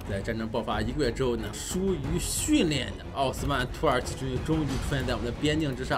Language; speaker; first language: Chinese; native; Chinese